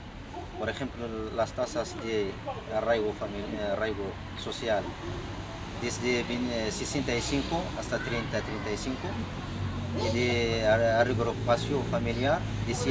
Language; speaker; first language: Spanish; non-native, learner; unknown